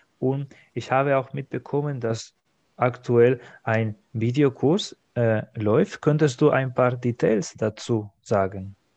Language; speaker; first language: German; non-native, fluent; Spanish